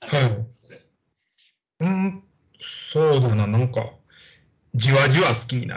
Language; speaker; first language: Japanese; native; Japanese